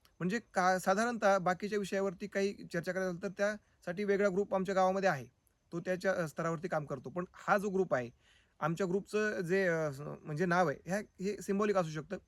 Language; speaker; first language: Marathi; native; Marathi